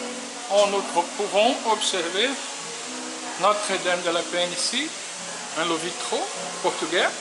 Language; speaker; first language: French; non-native, learner; Portuguese